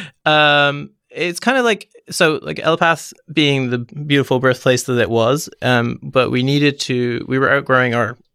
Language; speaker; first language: English; native; English